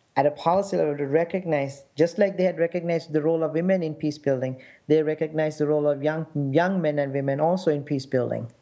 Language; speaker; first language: English; non-native, local second language; Sinhala